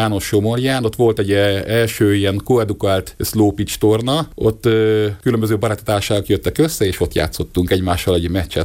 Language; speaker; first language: Hungarian; native; Hungarian